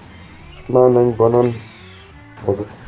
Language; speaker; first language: German; non-native, local second language; Luxembourgish